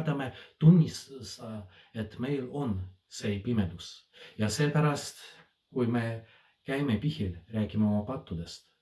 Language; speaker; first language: Estonian; non-native, fluent; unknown